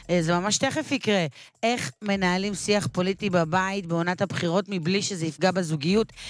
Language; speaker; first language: Hebrew; native; Hebrew